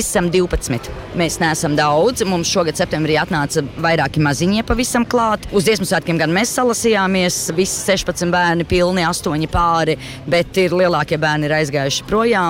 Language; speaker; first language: Latvian; native; Latvian